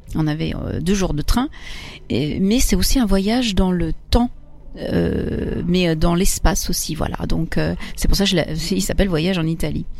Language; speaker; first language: French; early bilingual, other home language; Italian